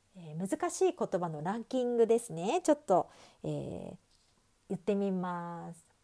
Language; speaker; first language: Japanese; native; Japanese